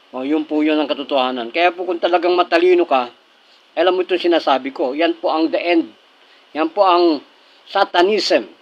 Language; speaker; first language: Filipino; non-native, local second language; Cebuano